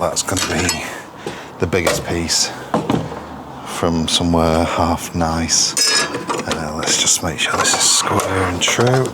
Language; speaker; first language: English; native; English